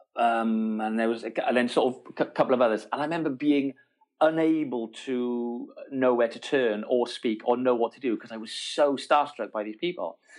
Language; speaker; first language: English; native; English